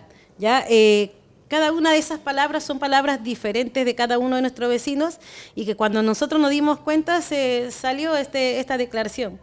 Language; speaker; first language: Spanish; native; Spanish